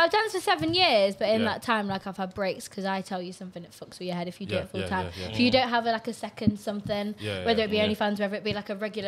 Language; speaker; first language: English; native; English